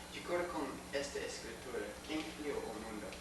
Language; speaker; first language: Portuguese; non-native, learner; English